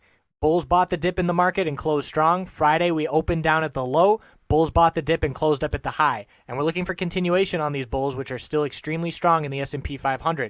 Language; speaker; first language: English; native; English